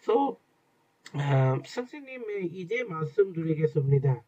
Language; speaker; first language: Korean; non-native, learner; Bangla